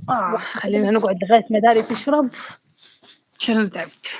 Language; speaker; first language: Arabic; native; Arabic